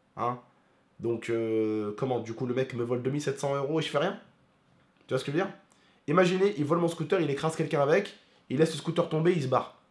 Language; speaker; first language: French; early bilingual, other home language; Arabic